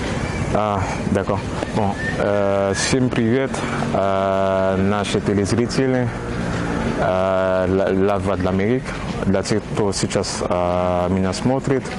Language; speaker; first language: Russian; non-native, fluent; Haitian Creole